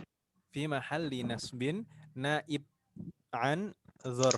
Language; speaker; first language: Arabic; non-native, fluent; Indonesian